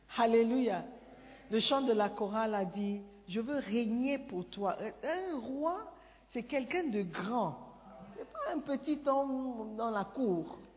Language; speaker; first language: French; non-native, fluent; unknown